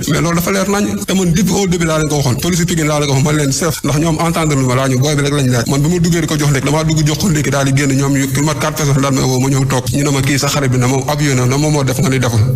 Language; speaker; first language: Wolof; native; Wolof